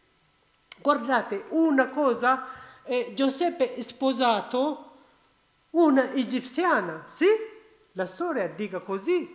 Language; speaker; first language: Italian; non-native, learner; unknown